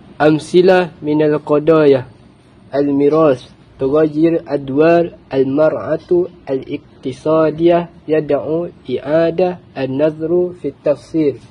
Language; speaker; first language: Arabic; non-native, learner; Malay